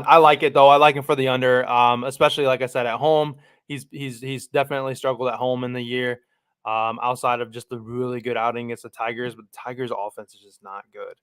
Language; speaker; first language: English; native; English